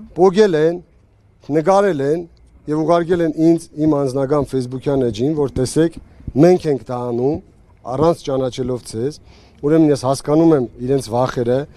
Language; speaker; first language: Armenian; native; Armenian